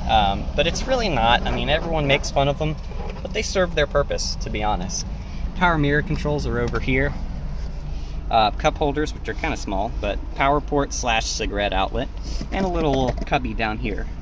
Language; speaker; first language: English; native; English